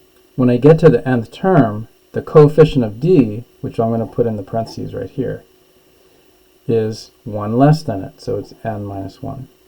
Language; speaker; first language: English; native; English